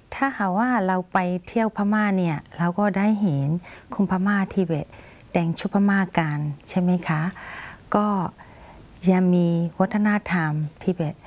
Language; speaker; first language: Thai; non-native, fluent; Burmese